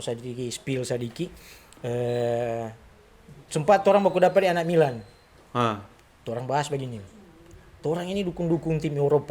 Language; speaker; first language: Indonesian; non-native, local second language; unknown